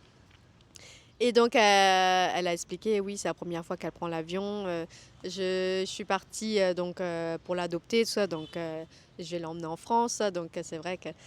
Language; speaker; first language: French; early bilingual, other home language; Vietnamese